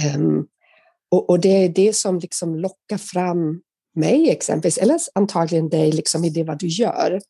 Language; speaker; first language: Swedish; non-native, fluent; German